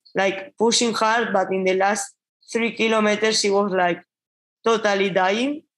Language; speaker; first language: English; non-native, learner; Spanish